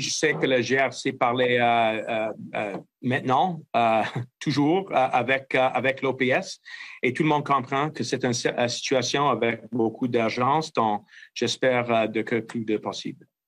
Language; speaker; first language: French; non-native, fluent; English